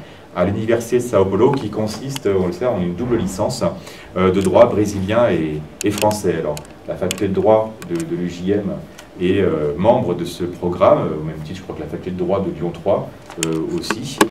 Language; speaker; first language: French; native; French